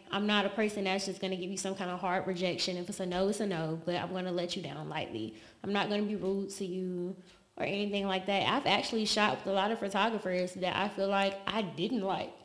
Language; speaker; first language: English; native; English